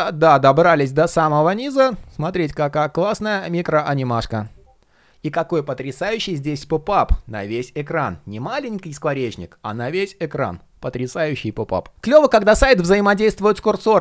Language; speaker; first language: Russian; native; Russian